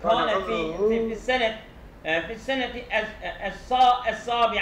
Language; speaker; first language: Arabic; non-native, fluent; Turkish